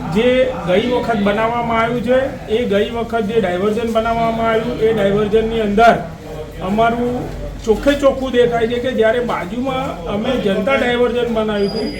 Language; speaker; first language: Gujarati; native; Gujarati